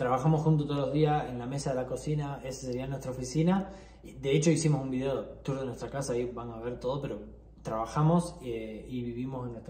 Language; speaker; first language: Spanish; native; Spanish